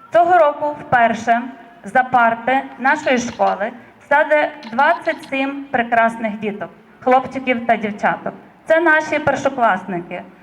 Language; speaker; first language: Ukrainian; native; Ukrainian